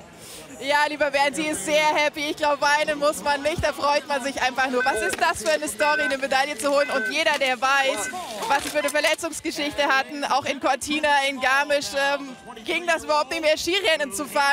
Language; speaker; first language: German; native; German